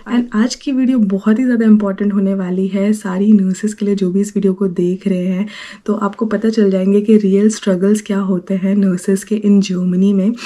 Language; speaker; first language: Hindi; native; Hindi